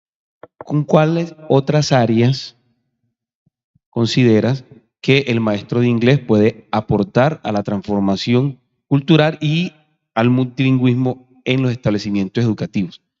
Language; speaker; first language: Spanish; native; Spanish